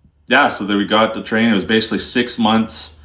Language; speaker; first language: English; native; English